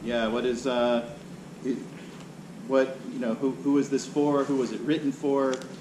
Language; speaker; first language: English; native; English